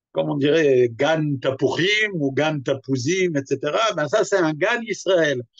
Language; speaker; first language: French; native; French